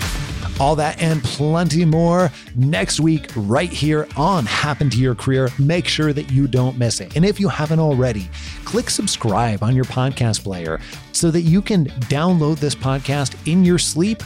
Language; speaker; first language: English; native; English